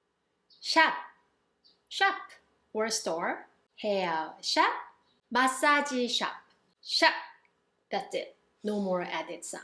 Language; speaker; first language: English; non-native, fluent; Korean